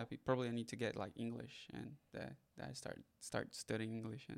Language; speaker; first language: English; non-native, fluent; Portuguese